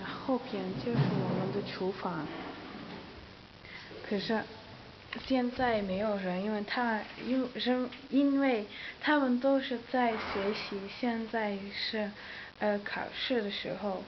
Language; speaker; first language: Chinese; non-native, learner; Dutch